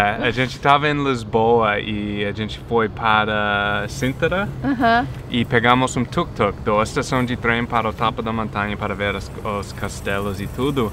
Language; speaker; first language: Portuguese; non-native, fluent; English